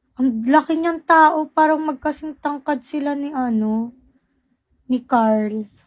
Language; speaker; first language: Filipino; non-native, local second language; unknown